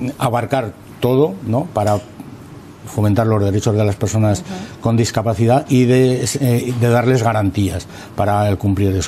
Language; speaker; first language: Spanish; native; Spanish